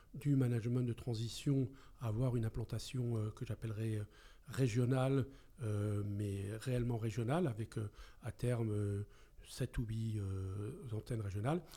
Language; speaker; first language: French; native; French